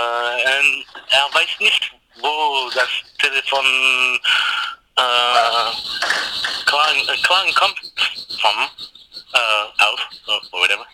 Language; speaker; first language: German; non-native, learner; English